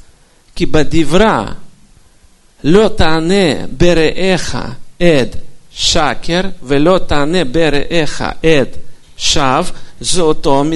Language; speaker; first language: Hebrew; non-native, fluent; Russian